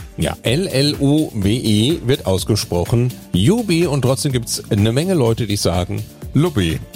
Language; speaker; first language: German; native; German